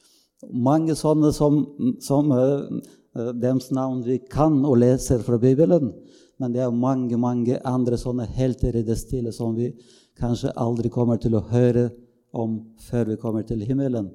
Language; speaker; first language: Norwegian; non-native, fluent; Bulgarian